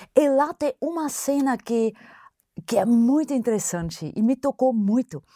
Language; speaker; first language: Portuguese; non-native, fluent; German